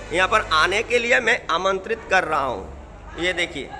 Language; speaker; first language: Hindi; non-native, local second language; Bangla